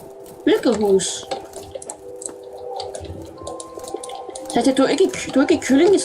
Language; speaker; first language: Danish; native; Danish